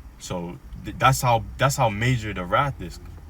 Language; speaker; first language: English; native; English